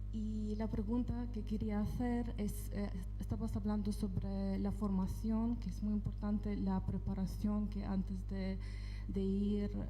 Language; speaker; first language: Spanish; non-native, fluent; Ukrainian